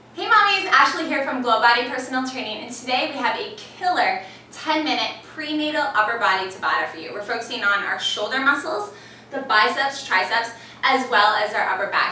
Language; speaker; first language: English; native; English